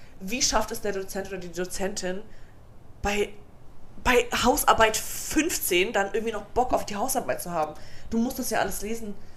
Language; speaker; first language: German; early bilingual, other home language; Bosnian